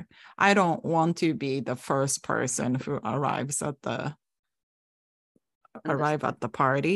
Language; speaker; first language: English; non-native, fluent; Japanese